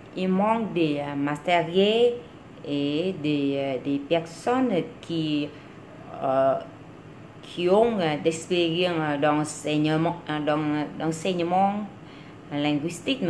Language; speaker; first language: French; non-native, learner; Vietnamese